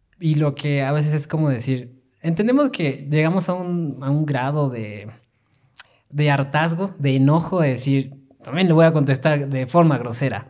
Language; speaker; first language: Spanish; native; Spanish